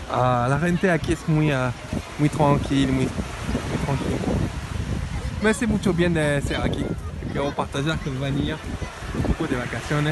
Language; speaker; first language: Spanish; non-native, learner; French